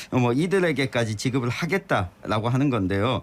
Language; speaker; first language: Korean; native; Korean